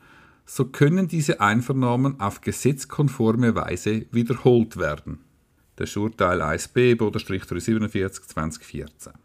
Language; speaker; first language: German; native; German